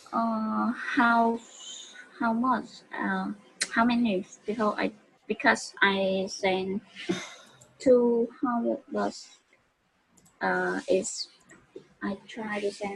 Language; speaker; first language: English; non-native, learner; Vietnamese